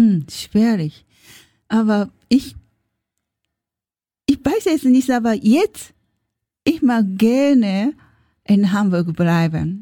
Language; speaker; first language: German; non-native, learner; Japanese